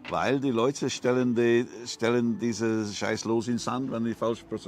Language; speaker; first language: German; non-native, learner; English